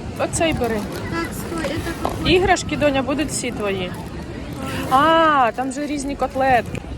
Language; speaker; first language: Ukrainian; native; Ukrainian